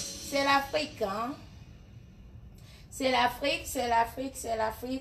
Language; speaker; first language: French; non-native, local second language; Ewe